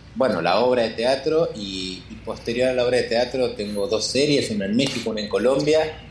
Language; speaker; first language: Spanish; native; Spanish